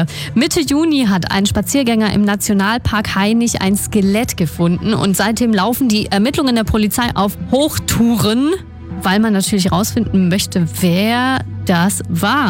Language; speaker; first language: German; native; German